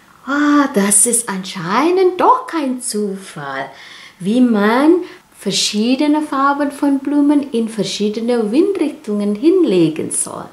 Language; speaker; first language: German; non-native, fluent; Indonesian